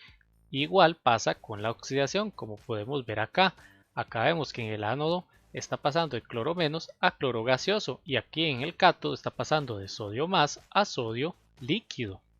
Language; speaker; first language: Spanish; native; Spanish